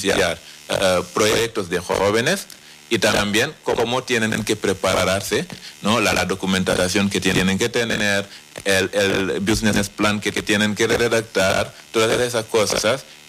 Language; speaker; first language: Spanish; non-native, fluent; Wolof